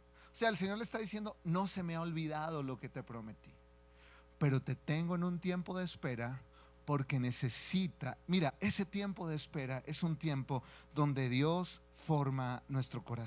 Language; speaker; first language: Spanish; native; Spanish